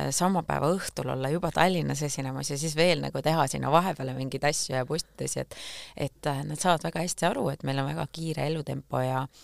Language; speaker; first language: Estonian; native; Estonian